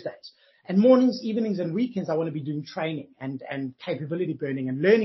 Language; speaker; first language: English; native; English